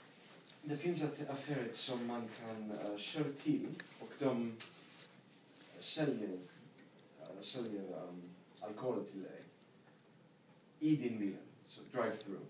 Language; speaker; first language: Swedish; non-native, learner; English